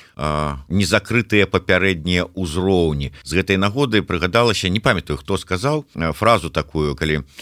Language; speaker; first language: Belarusian; native; Belarusian